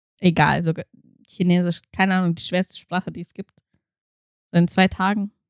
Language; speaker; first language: German; early bilingual, other home language; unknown